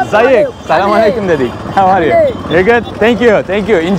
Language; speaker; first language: Turkish; native; Turkish